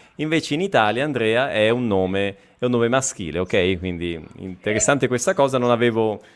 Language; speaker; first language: Italian; native; Italian